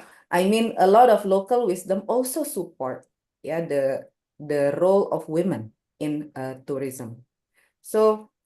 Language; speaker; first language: English; non-native, local second language; Indonesian